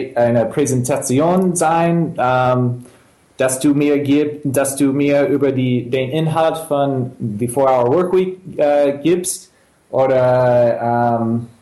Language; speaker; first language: German; non-native, fluent; English